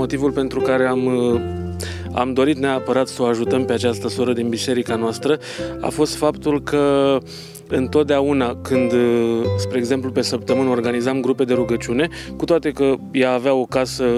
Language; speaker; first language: Romanian; native; Romanian